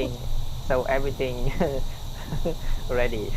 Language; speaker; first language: English; non-native, learner; Vietnamese